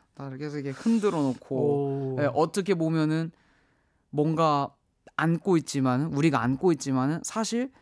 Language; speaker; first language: Korean; native; Korean